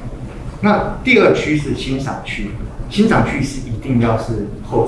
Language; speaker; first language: Chinese; native; Chinese